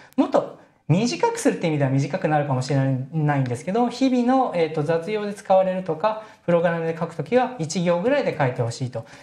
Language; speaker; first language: Japanese; native; Japanese